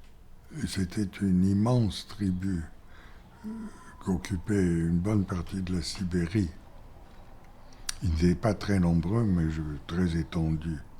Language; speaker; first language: French; non-native, fluent; Bulgarian